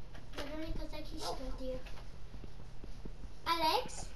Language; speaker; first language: German; non-native, learner; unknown